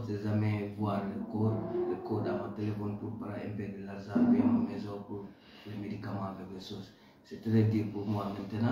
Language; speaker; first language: French; non-native, learner; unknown